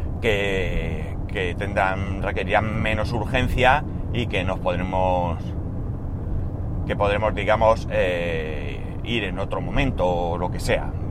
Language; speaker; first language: Spanish; native; Spanish